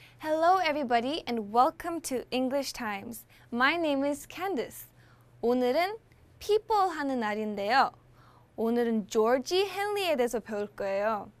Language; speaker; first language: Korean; early bilingual, heritage; Korean